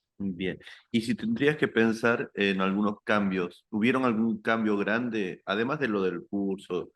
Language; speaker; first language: Spanish; native; Spanish